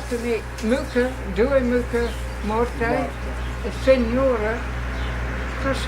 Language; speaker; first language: Italian; non-native, learner; English